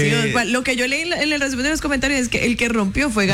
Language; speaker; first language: Spanish; native; Spanish